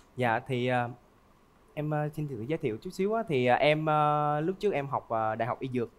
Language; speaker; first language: Vietnamese; native; Vietnamese